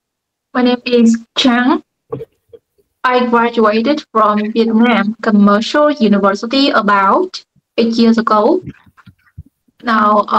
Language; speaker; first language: English; non-native, fluent; Vietnamese